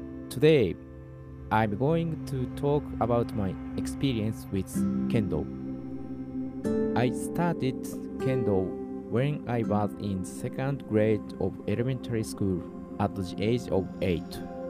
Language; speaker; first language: English; non-native, fluent; Japanese